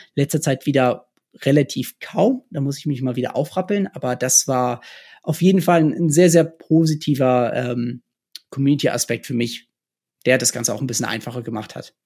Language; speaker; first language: German; early bilingual, other home language; English